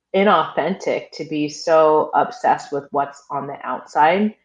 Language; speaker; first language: English; early bilingual, other home language; Haitian Creole